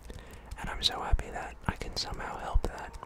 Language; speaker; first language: English; native; English